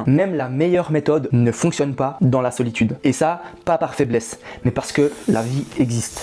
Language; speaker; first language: French; native; French